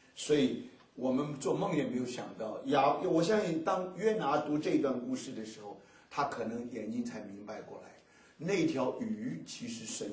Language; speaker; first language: Chinese; native; Chinese